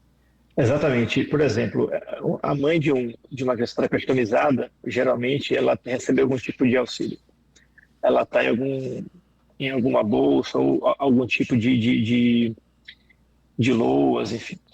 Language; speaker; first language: Portuguese; native; Portuguese